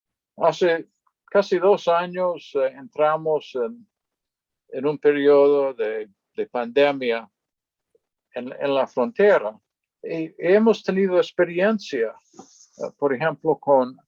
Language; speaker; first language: Spanish; non-native, fluent; English